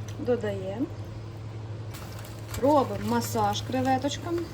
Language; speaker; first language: Ukrainian; native; Ukrainian